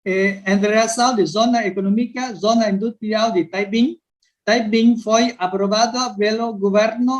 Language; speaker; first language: Portuguese; non-native, learner; Vietnamese